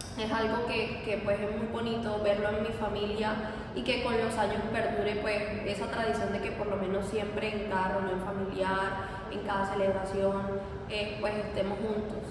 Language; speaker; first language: Spanish; native; Spanish